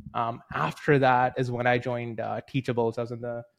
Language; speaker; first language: English; early bilingual, other home language; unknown